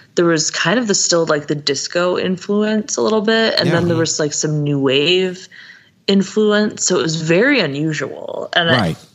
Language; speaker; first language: English; native; English